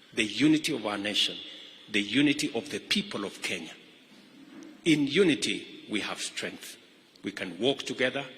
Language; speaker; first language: English; non-native, local second language; Kalenjin